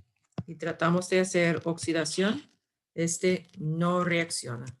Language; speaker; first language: Spanish; non-native, fluent; English